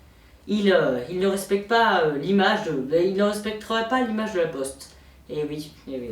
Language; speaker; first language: French; native; French